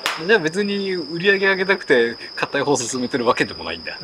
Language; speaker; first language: Japanese; native; Japanese